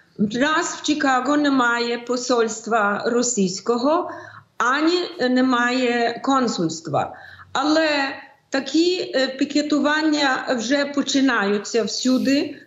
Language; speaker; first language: Ukrainian; early bilingual, heritage; Ukrainian